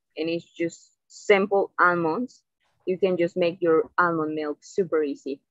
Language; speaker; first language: English; non-native, fluent; Spanish